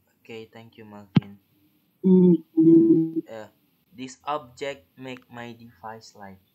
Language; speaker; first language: English; non-native, learner; Indonesian